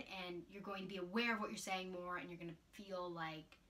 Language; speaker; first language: English; native; English